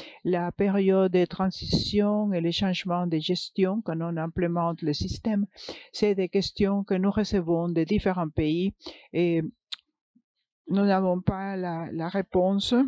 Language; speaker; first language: French; non-native, fluent; English